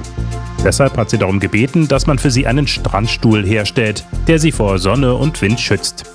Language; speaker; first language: German; native; German